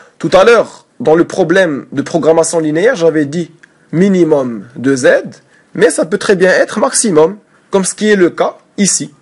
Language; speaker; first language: French; non-native, local second language; Arabic